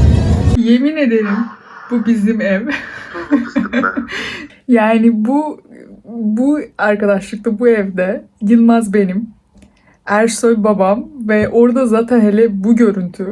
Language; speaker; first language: Turkish; early bilingual, other home language; Persian